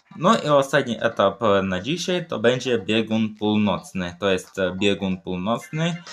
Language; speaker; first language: Polish; early bilingual, other home language; Ukrainian